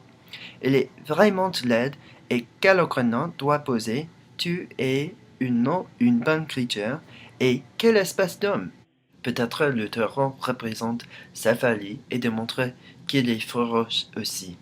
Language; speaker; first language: French; non-native, learner; English